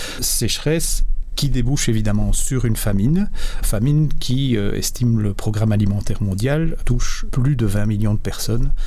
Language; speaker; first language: French; native; French